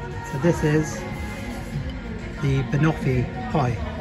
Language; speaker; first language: English; early bilingual, other home language; Hindi